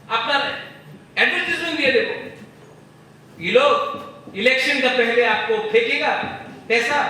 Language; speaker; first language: Hindi; non-native, local second language; Bangla